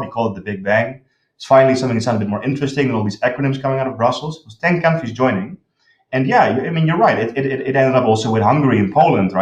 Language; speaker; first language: English; non-native, fluent; Dutch